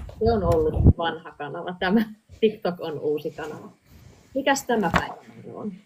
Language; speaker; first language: Finnish; native; Finnish